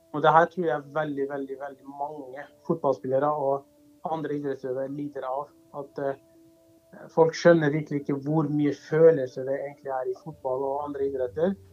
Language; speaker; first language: Norwegian; early bilingual, other home language; Kurdish